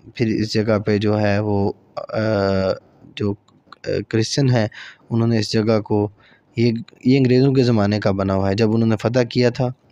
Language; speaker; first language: Urdu; non-native, local second language; Punjabi